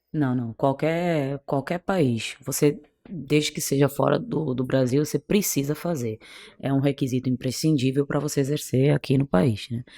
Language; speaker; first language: Portuguese; non-native, local second language; Kabuverdianu